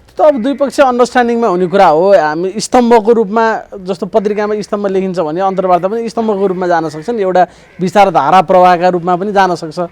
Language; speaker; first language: Nepali; native; Nepali